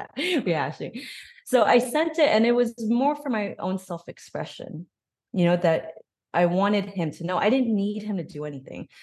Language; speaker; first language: English; native; English